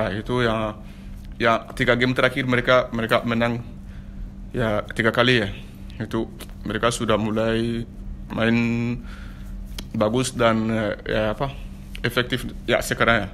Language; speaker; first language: Indonesian; non-native, learner; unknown